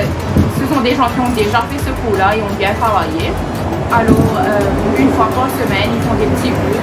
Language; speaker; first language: French; non-native, local second language; Morisyen